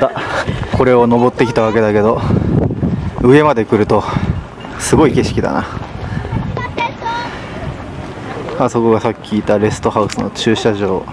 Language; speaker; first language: Japanese; native; Japanese